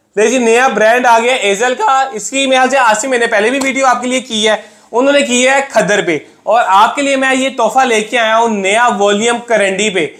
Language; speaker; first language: Urdu; non-native, local second language; Punjabi